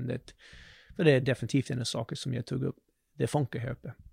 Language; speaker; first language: Swedish; non-native, fluent; English